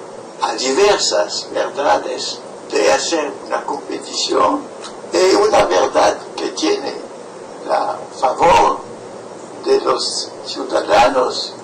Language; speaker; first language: Spanish; non-native, fluent; French